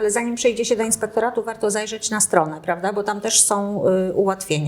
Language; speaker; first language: Polish; native; Polish